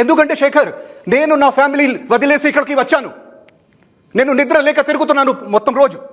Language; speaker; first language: Telugu; non-native, fluent; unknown